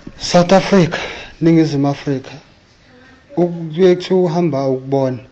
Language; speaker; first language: Zulu; native; Zulu